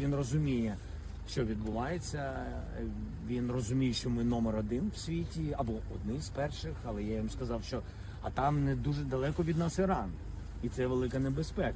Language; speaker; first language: Ukrainian; non-native, local second language; Russian